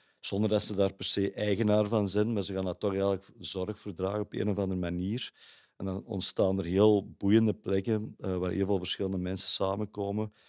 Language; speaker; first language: Dutch; native; Dutch